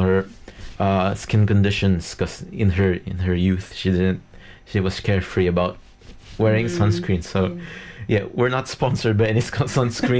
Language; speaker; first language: English; non-native, local second language; Filipino